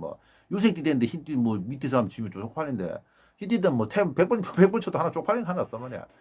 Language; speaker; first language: Korean; native; Korean